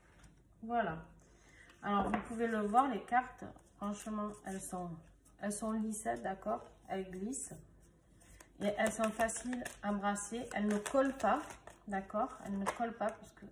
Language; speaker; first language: French; native; French